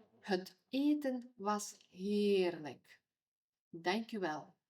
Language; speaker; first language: Dutch; non-native, fluent; Ukrainian